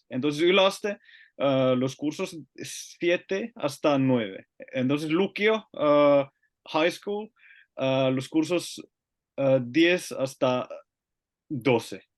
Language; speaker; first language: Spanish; non-native, learner; Finnish